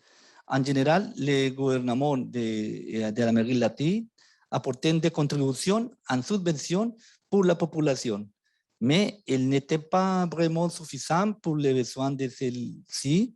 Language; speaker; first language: French; non-native, fluent; Spanish